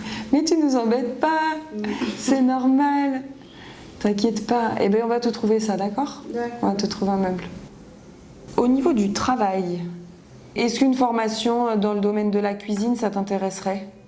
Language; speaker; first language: French; native; French